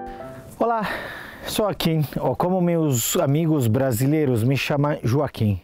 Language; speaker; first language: Portuguese; non-native, fluent; Turkish